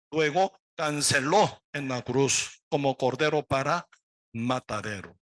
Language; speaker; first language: Spanish; non-native, learner; Korean